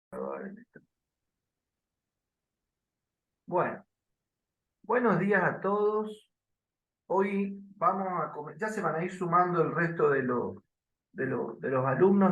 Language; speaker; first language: Spanish; native; Spanish